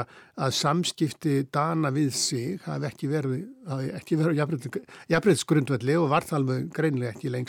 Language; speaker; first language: Icelandic; native; Icelandic